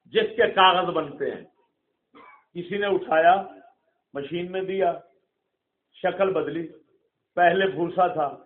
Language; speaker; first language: Urdu; non-native, local second language; Punjabi